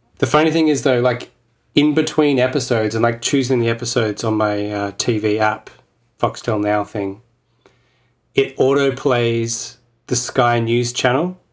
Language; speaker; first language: English; native; English